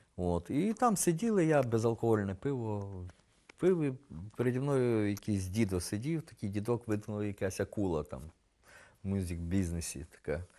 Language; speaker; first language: Ukrainian; native; Ukrainian